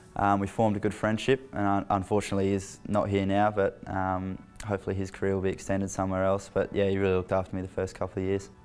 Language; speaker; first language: English; native; English